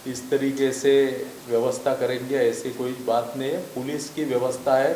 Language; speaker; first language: Hindi; non-native, local second language; Marathi